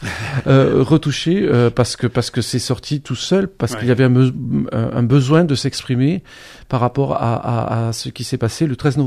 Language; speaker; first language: French; native; French